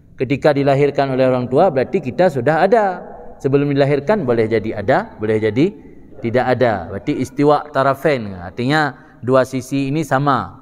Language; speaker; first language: Malay; non-native, local second language; Achinese